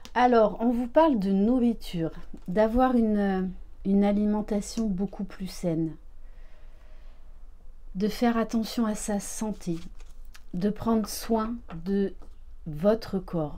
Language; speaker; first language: French; native; French